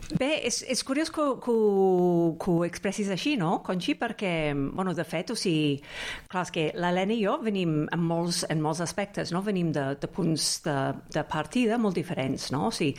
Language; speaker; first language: Catalan; non-native, fluent; English